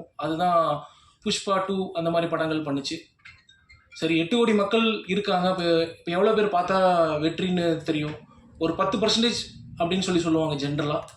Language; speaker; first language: Tamil; native; Tamil